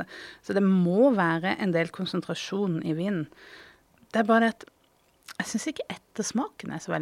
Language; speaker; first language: Norwegian; native; Norwegian